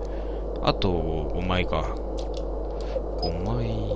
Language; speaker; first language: Japanese; native; Japanese